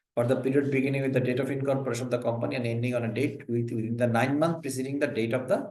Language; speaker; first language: English; non-native, local second language; Bangla